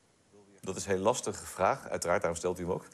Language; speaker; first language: Dutch; native; Dutch